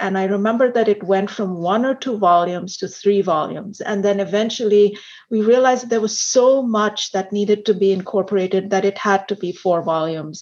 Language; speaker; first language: English; non-native, local second language; Hindi